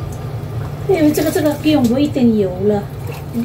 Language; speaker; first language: Chinese; non-native, learner; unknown